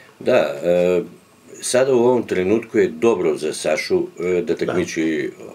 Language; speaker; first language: Serbian; native; Serbian